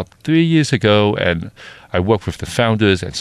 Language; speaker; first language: English; non-native, local second language; Cantonese